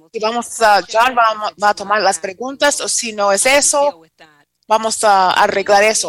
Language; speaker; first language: Spanish; non-native, fluent; English